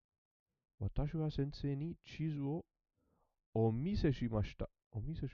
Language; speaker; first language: Japanese; non-native, learner; German